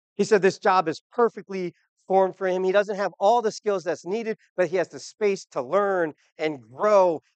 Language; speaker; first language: English; native; English